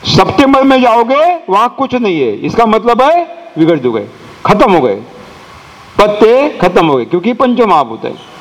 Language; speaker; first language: Hindi; non-native, local second language; Marathi